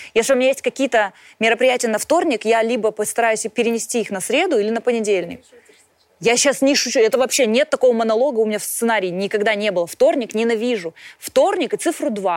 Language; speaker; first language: Russian; native; Russian